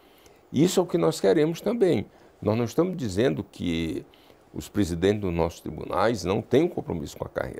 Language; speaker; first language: Portuguese; native; Portuguese